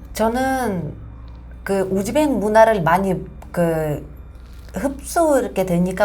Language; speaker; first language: Korean; non-native, fluent; Russian